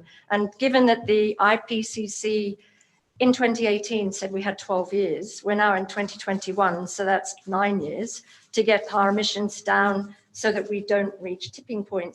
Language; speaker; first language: English; native; English